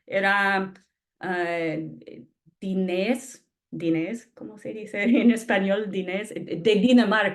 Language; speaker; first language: Spanish; non-native, fluent; English